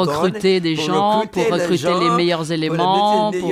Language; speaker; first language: French; native; French